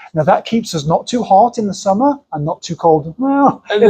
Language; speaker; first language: English; native; English